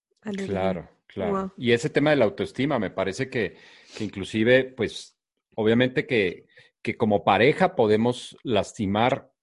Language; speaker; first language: Spanish; native; Spanish